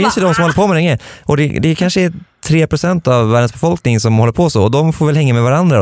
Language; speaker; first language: Swedish; native; Swedish